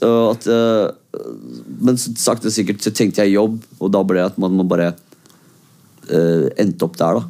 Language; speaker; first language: Norwegian; early bilingual, other home language; Kurdish